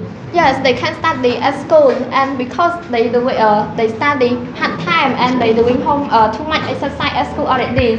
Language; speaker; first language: English; non-native, learner; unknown